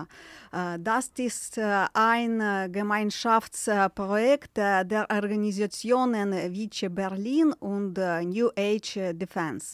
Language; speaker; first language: German; non-native, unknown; Ukrainian